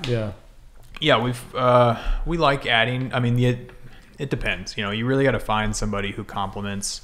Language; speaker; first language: English; native; English